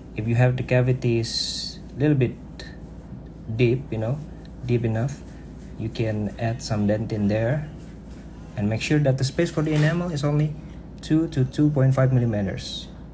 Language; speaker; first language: English; non-native, fluent; Indonesian